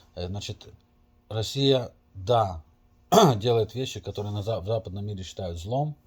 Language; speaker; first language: Russian; native; Russian